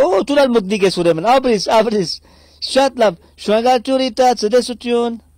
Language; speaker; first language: Armenian; early bilingual, heritage; Armenian